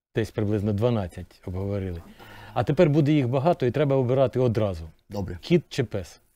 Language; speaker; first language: Ukrainian; native; Ukrainian